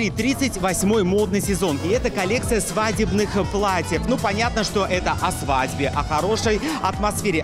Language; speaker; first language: Russian; native; Russian